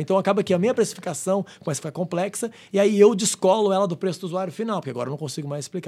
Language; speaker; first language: Portuguese; non-native, fluent; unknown